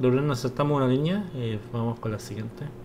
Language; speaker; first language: Spanish; non-native, fluent; Korean